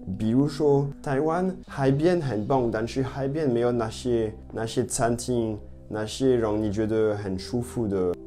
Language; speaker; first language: Chinese; non-native, fluent; French